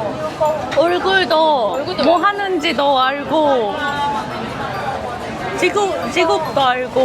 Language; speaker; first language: Korean; non-native, fluent; Japanese